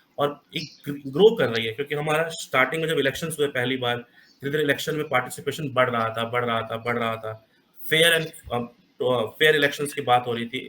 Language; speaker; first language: Hindi; native; Hindi